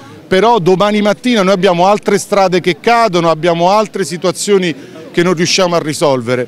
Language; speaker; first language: Italian; native; Italian